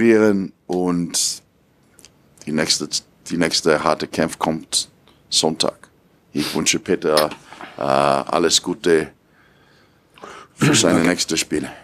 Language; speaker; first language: German; non-native, learner; English